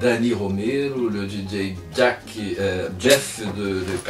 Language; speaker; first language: French; non-native, fluent; Spanish